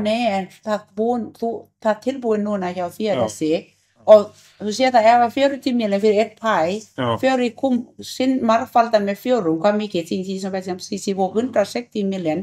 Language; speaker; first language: Icelandic; non-native, learner; Thai